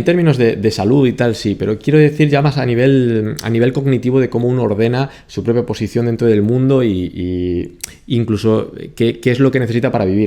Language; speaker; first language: Spanish; native; Spanish